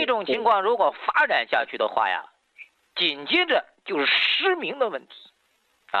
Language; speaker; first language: Chinese; native; Chinese